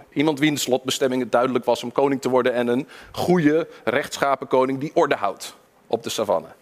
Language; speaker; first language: Dutch; early bilingual, other home language; English